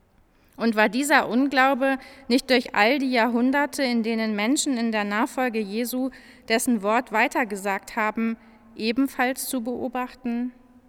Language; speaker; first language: German; native; German